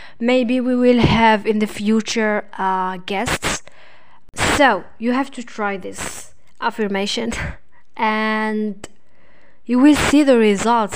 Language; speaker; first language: English; non-native, fluent; Arabic